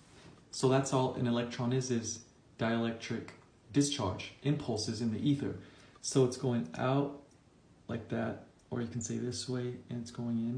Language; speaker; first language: English; native; English